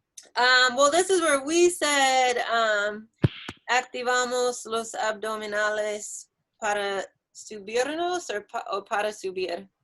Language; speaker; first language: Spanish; non-native, learner; English